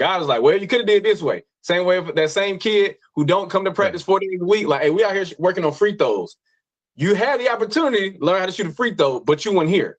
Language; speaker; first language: English; native; English